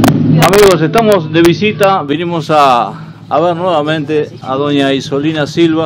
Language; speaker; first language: Spanish; native; Spanish